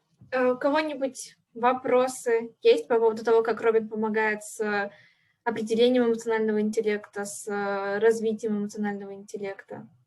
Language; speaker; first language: Russian; native; Russian